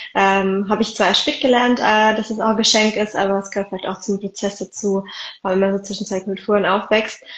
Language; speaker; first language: German; early bilingual, other home language; Arabic